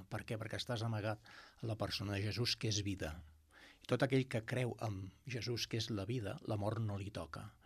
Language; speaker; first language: Catalan; non-native, local second language; Spanish